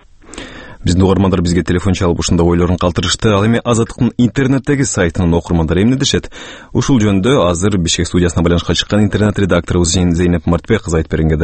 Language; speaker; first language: Kyrgyz; native; Kyrgyz